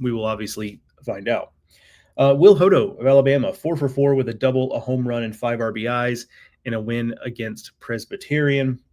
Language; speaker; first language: English; native; English